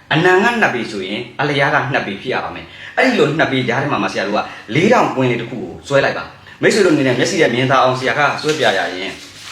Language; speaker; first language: Burmese; native; Burmese